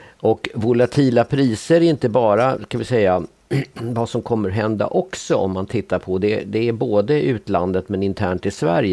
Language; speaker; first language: Swedish; native; Swedish